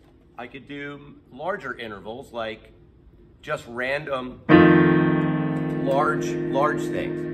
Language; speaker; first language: English; native; English